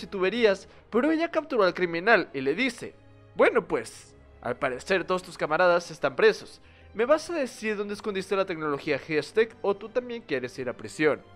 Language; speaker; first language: Spanish; native; Spanish